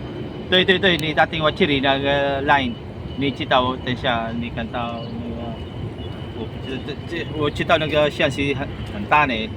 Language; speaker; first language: Chinese; non-native, learner; Filipino